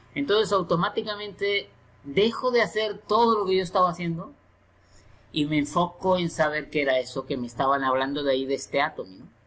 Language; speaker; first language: Spanish; native; Spanish